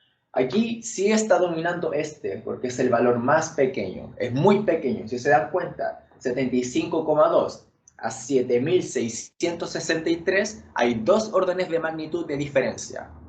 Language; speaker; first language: Spanish; native; Spanish